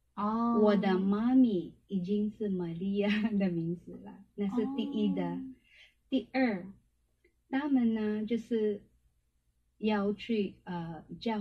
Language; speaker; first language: Chinese; non-native, learner; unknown